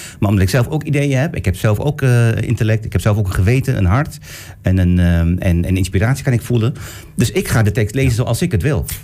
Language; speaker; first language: Dutch; early bilingual, other home language; Turkish